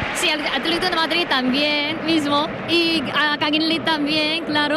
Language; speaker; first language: Spanish; non-native, fluent; Korean